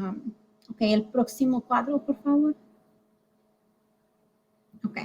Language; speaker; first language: Spanish; early bilingual, heritage; Spanish